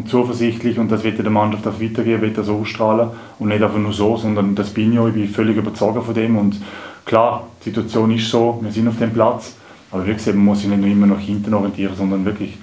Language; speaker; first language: German; native; German